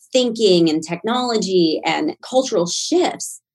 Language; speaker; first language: English; native; English